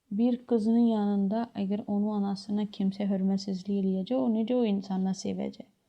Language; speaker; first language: Azerbaijani; non-native, fluent; Urdu